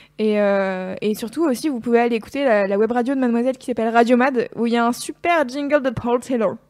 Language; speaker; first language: French; native; French